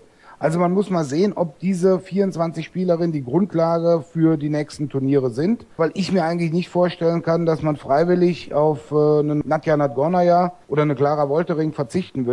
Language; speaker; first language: German; native; German